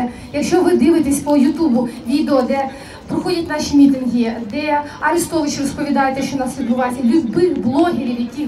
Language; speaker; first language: Ukrainian; native; Ukrainian